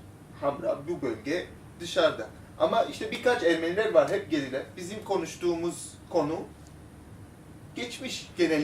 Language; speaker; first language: Turkish; non-native, local second language; Armenian